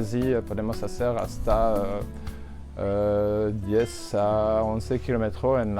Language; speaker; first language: Spanish; non-native, learner; French